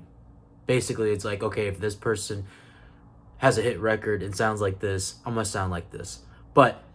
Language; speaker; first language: English; native; English